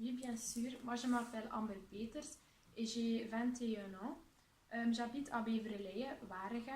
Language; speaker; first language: French; non-native, local second language; Dutch